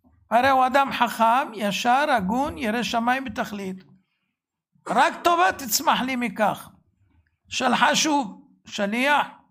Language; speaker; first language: Hebrew; native; Hebrew